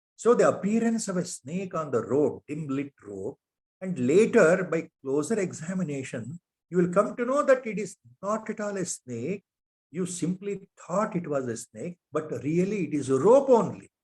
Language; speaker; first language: English; non-native, local second language; Kannada